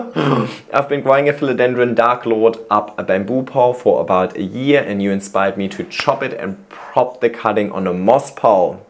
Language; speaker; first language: English; non-native, fluent; German